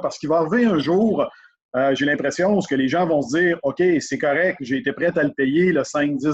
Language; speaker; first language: French; native; French